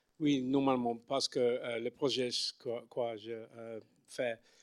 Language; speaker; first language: French; non-native, learner; English